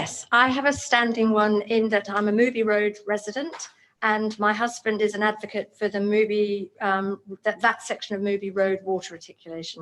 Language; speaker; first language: English; native; English